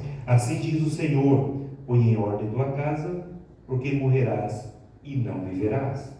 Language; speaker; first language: Portuguese; native; Portuguese